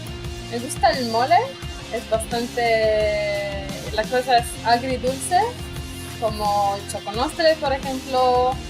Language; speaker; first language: Spanish; non-native, fluent; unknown